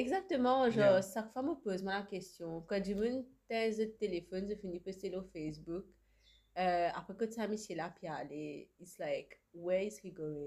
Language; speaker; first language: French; non-native, local second language; Morisyen